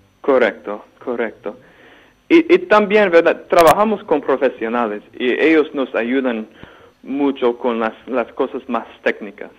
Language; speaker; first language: Spanish; non-native, fluent; English